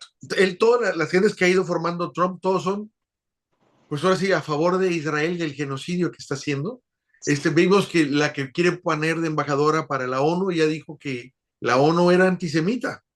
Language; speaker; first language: Spanish; native; Spanish